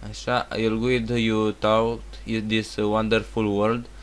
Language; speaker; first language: English; non-native, learner; Romanian